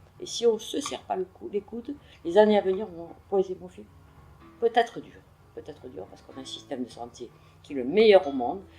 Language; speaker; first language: French; native; French